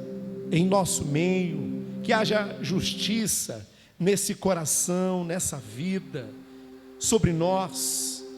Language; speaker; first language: Portuguese; native; Portuguese